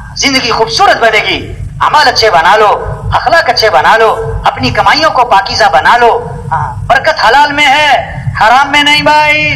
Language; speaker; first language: Urdu; non-native, local second language; Pashto